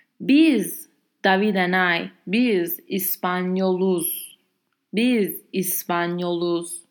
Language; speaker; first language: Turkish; non-native, learner; English